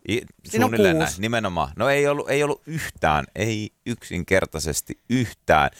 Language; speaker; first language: Finnish; native; Finnish